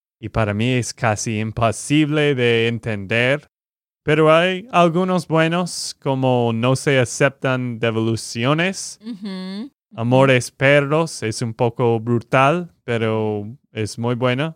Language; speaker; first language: Spanish; non-native, learner; English